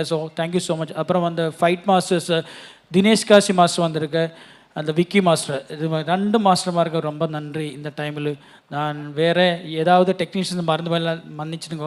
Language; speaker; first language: Tamil; non-native, learner; Malayalam